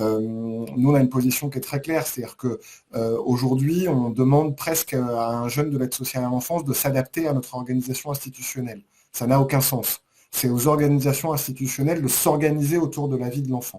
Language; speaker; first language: French; native; French